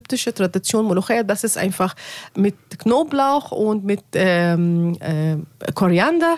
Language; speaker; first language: German; non-native, learner; Arabic